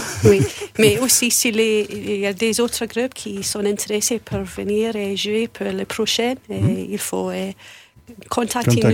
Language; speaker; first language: French; non-native, learner; English